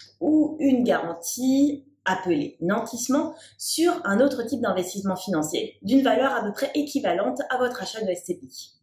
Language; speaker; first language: French; native; French